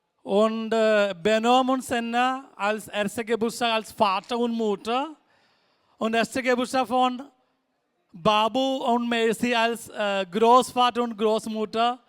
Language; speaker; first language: German; non-native, fluent; Malayalam